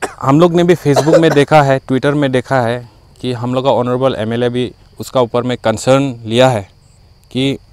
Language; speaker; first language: Hindi; non-native, local second language; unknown